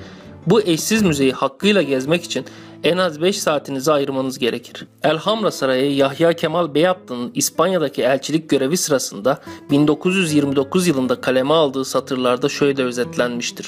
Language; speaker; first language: Turkish; native; Turkish